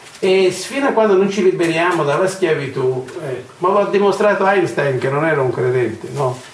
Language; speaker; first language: Italian; non-native, fluent; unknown